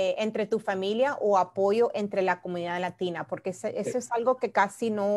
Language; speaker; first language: Spanish; early bilingual, heritage; Spanish